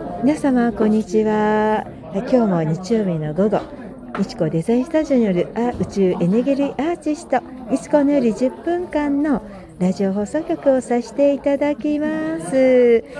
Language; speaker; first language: Japanese; native; Japanese